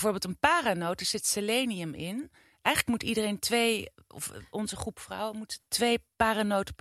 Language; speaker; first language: Dutch; native; Dutch